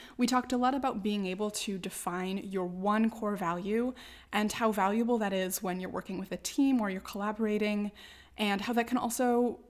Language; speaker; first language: English; native; English